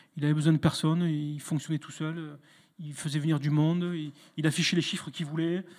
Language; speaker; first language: French; native; French